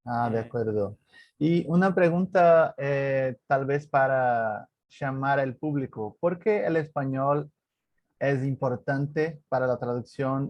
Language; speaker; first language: Spanish; non-native, fluent; Portuguese